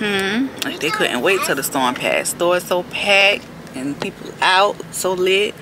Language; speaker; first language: English; native; English